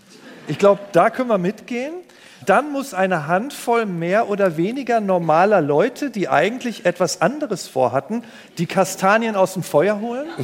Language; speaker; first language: German; native; German